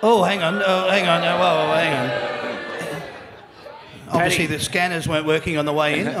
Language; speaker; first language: English; native; English